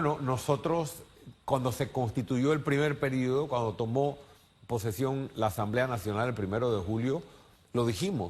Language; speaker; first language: Spanish; native; Spanish